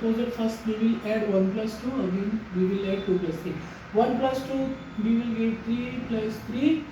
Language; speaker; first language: English; non-native, local second language; Hindi